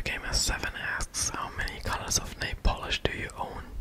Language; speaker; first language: English; non-native, fluent; German